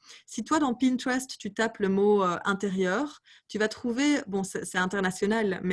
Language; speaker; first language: French; native; French